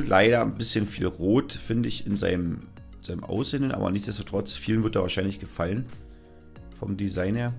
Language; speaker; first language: German; native; German